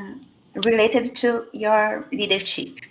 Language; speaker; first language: English; non-native, fluent; Portuguese